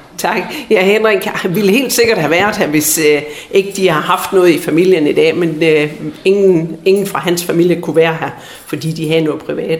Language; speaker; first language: Danish; native; Danish